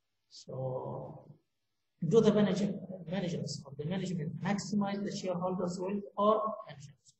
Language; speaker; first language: English; non-native, fluent; Arabic